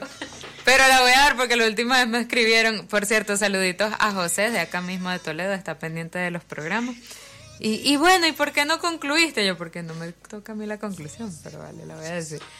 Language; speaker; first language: Spanish; native; Spanish